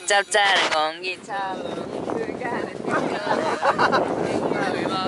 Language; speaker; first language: Korean; native; Korean